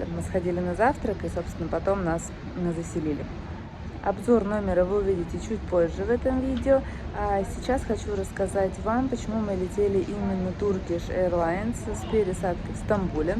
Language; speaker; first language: Russian; native; Russian